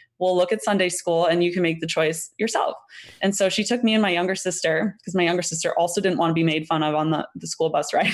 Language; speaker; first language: English; native; English